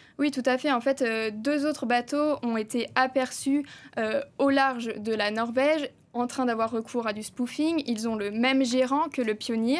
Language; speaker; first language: French; native; French